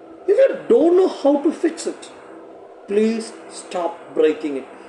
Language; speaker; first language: English; non-native, local second language; Malayalam